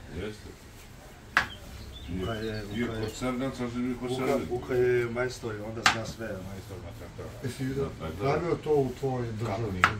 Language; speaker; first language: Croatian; non-native, learner; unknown